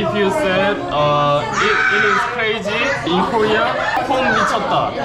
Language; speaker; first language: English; non-native, learner; Korean